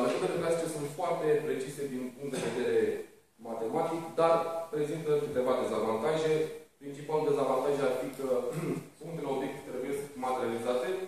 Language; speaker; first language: Romanian; native; Romanian